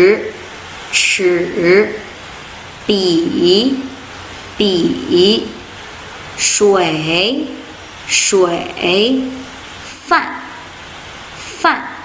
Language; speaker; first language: Chinese; non-native, fluent; Indonesian